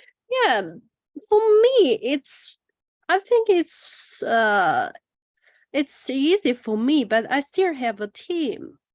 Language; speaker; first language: English; non-native, learner; Chinese